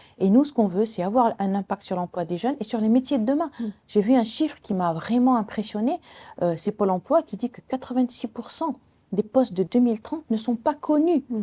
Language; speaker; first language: French; non-native, local second language; Arabic